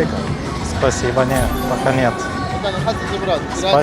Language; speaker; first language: Russian; non-native, learner; Lithuanian